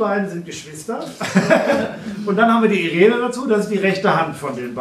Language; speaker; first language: German; native; German